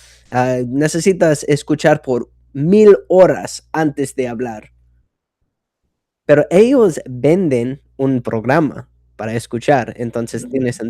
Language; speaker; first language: Spanish; non-native, fluent; English